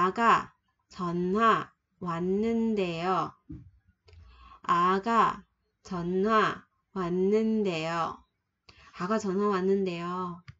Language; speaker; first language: Korean; non-native, fluent; Vietnamese